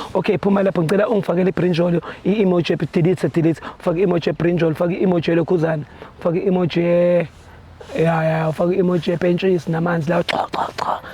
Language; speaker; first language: Zulu; native; Zulu